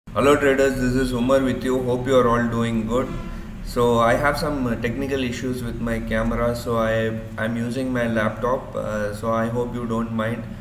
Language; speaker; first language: English; non-native, local second language; Urdu